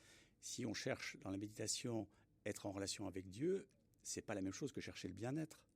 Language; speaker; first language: French; native; French